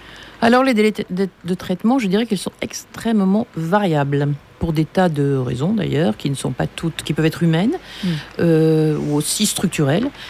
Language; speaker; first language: French; native; French